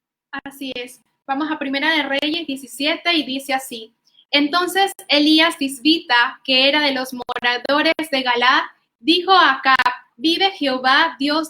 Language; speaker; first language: Spanish; native; Spanish